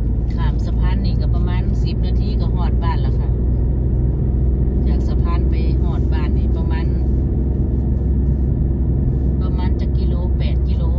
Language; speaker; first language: Thai; non-native, local second language; Lao